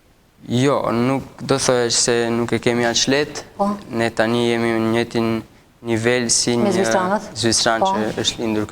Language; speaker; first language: Albanian; early bilingual, heritage; Albanian